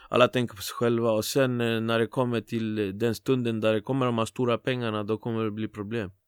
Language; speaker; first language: Swedish; early bilingual, other home language; Spanish